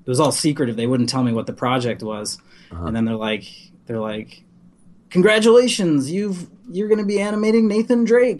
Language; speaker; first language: English; native; English